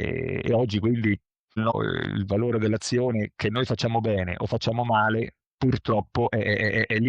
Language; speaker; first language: Italian; native; Italian